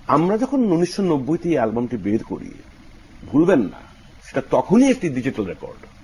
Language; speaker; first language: Bangla; early bilingual, other home language; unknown